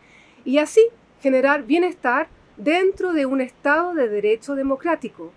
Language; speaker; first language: Spanish; native; Spanish